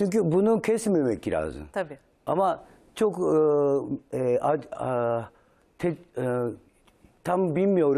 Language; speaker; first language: Turkish; non-native, learner; Japanese